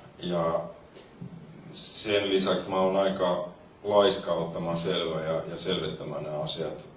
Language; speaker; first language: Finnish; non-native, fluent; Russian